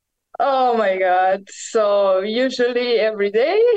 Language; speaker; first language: English; non-native, learner; Croatian